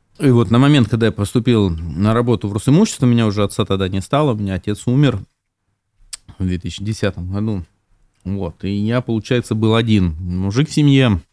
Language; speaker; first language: Russian; native; Russian